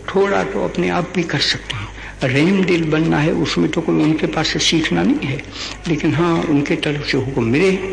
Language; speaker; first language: Hindi; non-native, local second language; Gujarati